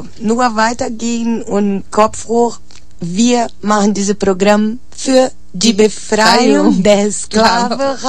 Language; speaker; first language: German; non-native, fluent; Portuguese